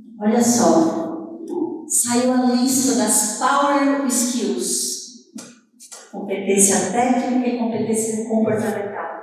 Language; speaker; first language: Portuguese; native; Portuguese